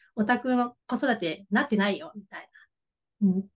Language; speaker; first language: Japanese; native; Japanese